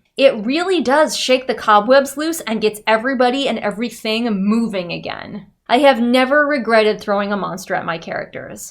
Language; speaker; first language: English; native; English